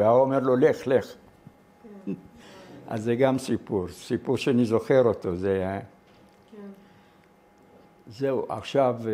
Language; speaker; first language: Hebrew; non-native, fluent; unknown